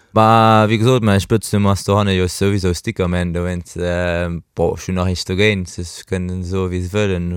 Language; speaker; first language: Luxembourgish; early bilingual, other home language; Portuguese